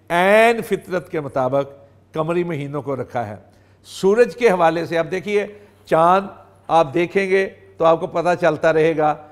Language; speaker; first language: Urdu; non-native, local second language; Punjabi